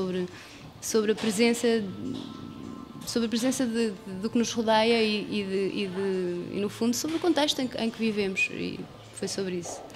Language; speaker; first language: Portuguese; native; Portuguese